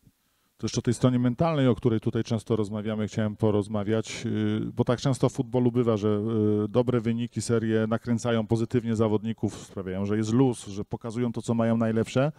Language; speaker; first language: Polish; native; Polish